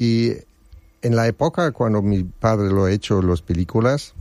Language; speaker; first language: Spanish; non-native, learner; German